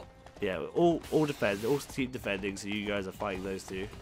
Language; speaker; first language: English; native; English